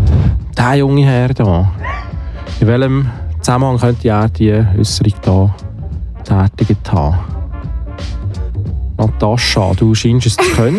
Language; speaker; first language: German; native; German